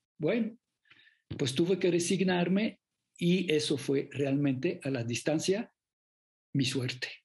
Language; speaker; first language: Spanish; non-native, fluent; French